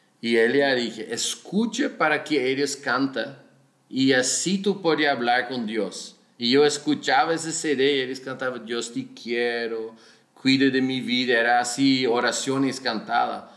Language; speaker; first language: Spanish; non-native, learner; Dutch